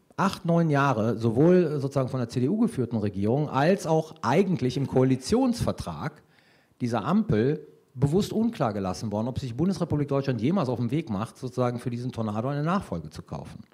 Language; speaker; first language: German; native; German